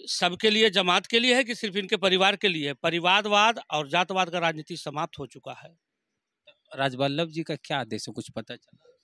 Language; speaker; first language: Hindi; native; Hindi